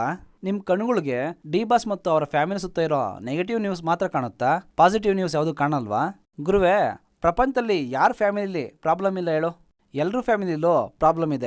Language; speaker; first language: Kannada; native; Kannada